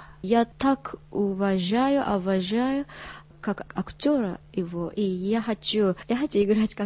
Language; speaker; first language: Russian; non-native, learner; Japanese